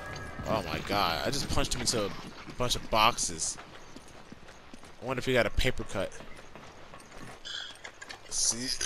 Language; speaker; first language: English; native; English